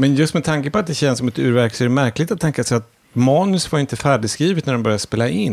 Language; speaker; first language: Swedish; native; Swedish